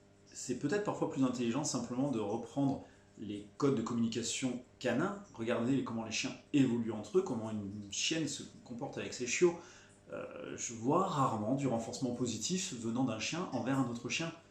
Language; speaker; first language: French; native; French